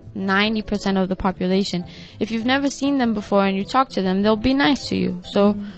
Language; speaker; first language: English; non-native, fluent; Portuguese